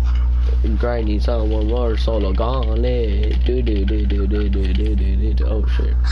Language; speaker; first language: English; native; English